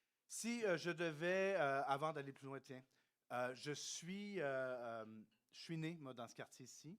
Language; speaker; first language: French; native; French